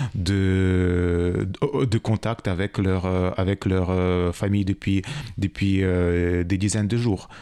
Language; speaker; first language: French; non-native, fluent; Ukrainian